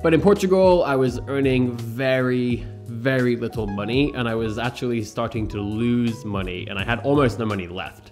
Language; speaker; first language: English; native; English